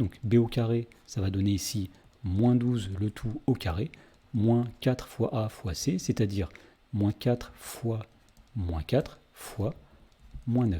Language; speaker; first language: French; native; French